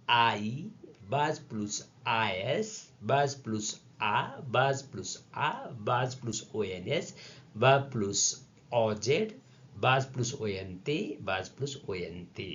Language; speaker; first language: French; non-native, learner; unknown